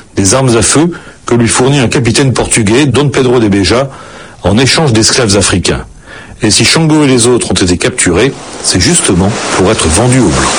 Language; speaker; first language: French; native; French